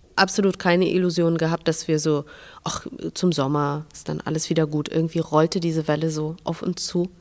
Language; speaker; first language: German; non-native, fluent; Belarusian